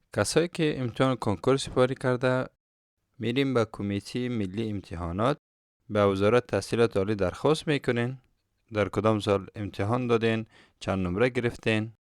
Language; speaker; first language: Persian; non-native, local second language; Turkmen